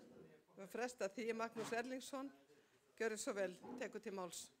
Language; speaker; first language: Icelandic; native; Icelandic